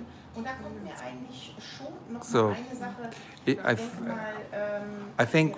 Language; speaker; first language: German; native; German